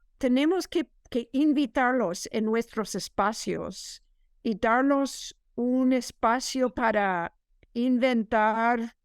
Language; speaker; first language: Spanish; non-native, fluent; English